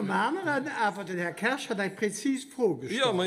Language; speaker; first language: German; non-native, local second language; Luxembourgish